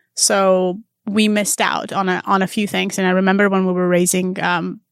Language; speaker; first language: English; non-native, fluent; Armenian